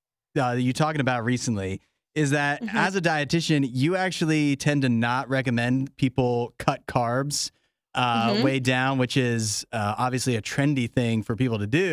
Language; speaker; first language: English; native; English